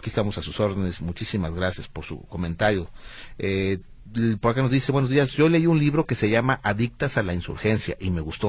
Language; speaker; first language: Spanish; native; Spanish